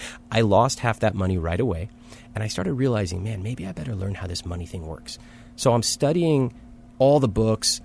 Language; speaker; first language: English; early bilingual, other home language; Hindi